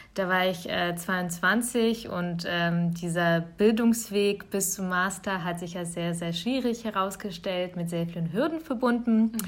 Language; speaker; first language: German; early bilingual, other home language; Russian